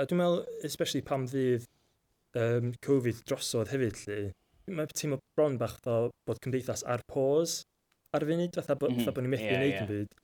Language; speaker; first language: Welsh; native; Welsh